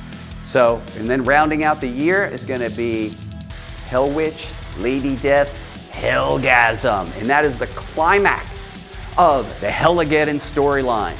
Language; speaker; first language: English; native; English